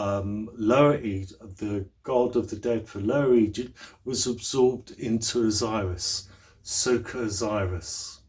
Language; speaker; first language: English; native; English